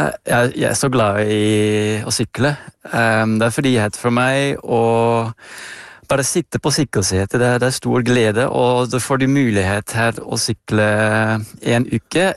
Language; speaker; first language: Norwegian; non-native, fluent; Dutch